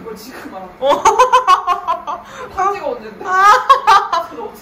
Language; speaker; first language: Korean; native; Korean